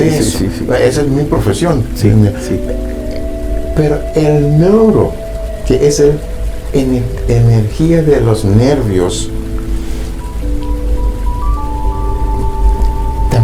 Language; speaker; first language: Spanish; non-native, fluent; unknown